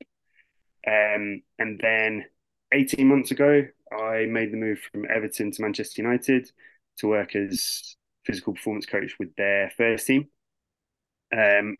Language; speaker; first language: English; native; English